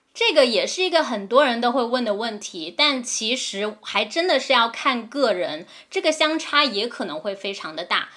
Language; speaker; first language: Chinese; native; Chinese